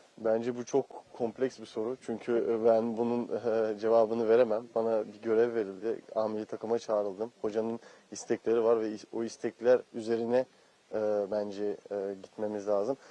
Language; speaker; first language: Turkish; early bilingual, heritage; Turkish